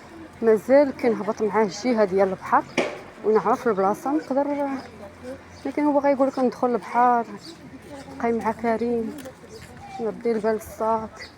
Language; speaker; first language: Arabic; native; Arabic